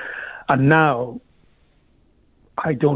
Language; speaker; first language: English; native; English